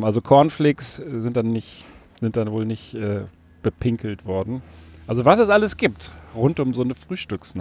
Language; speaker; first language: German; native; German